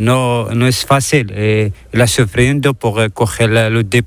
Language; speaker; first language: Spanish; non-native, learner; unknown